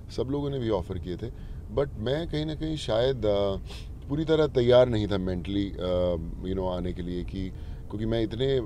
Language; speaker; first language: Hindi; native; Hindi